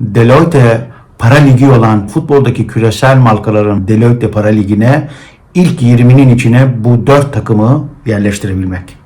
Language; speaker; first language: Turkish; native; Turkish